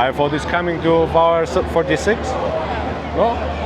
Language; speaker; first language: English; non-native, fluent; German